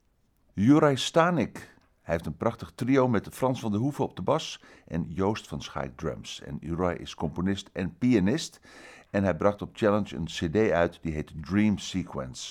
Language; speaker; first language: Dutch; native; Dutch